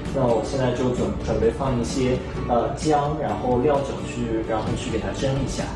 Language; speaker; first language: Chinese; native; Chinese